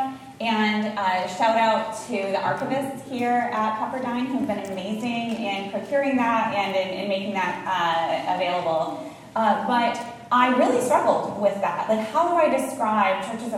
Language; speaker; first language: English; native; English